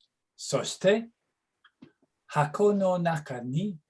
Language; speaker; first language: Japanese; non-native, learner; English